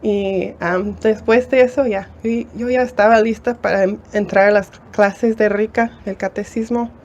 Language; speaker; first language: Spanish; non-native, fluent; English